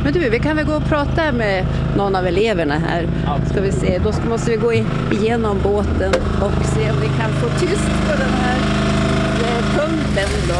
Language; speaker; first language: Swedish; native; Swedish